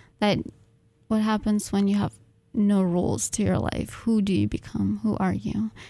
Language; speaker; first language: English; non-native, fluent; Russian